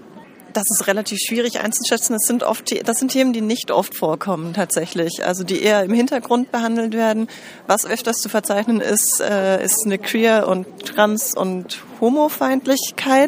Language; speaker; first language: German; native; German